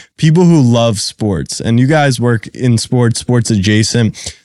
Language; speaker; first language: English; native; English